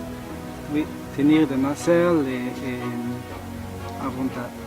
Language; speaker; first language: French; non-native, learner; Portuguese